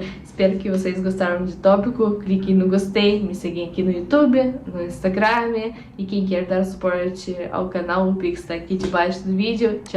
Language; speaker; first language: Portuguese; non-native, fluent; Russian